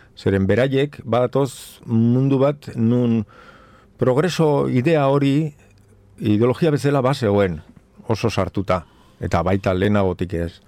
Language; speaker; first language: Basque; non-native, local second language; Spanish